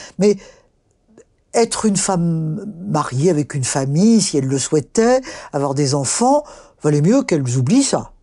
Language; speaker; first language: French; native; French